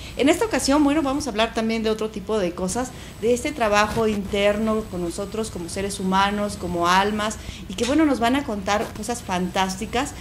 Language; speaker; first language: Spanish; native; Spanish